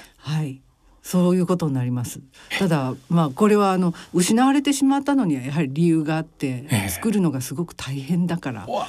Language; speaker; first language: Japanese; native; Japanese